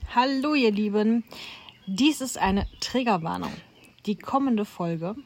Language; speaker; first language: German; native; German